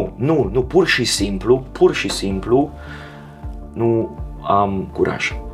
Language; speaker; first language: Romanian; non-native, fluent; Serbian